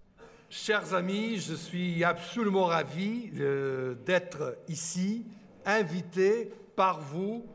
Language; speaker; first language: French; non-native, fluent; Portuguese